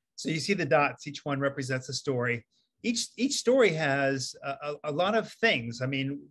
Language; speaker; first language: English; native; English